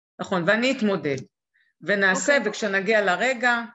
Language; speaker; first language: Hebrew; native; Hebrew